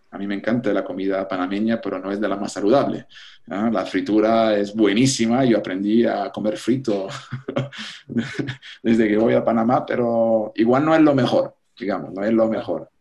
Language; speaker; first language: Spanish; non-native, fluent; French